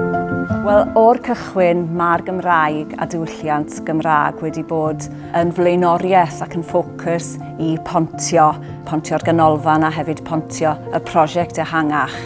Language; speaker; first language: Welsh; native; Welsh